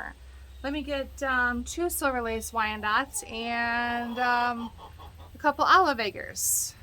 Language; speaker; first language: English; native; English